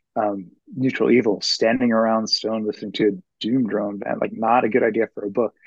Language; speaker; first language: English; native; English